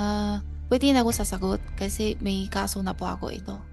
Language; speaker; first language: Filipino; non-native, learner; Chinese